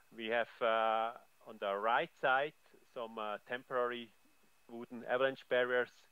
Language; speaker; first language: English; non-native, fluent; German